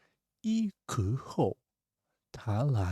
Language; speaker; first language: Chinese; non-native, fluent; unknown